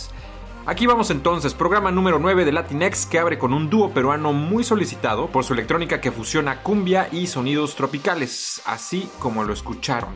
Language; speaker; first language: Spanish; native; Spanish